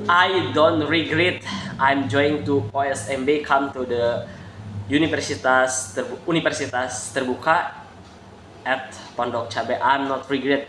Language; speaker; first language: English; non-native, learner; Indonesian